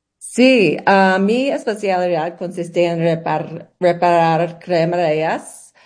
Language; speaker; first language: Spanish; non-native, learner; English